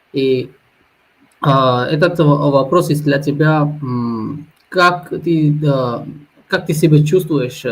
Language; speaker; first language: Russian; non-native, learner; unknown